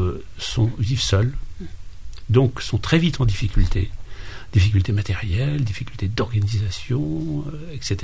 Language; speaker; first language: French; native; French